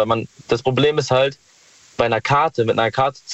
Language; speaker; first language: German; native; German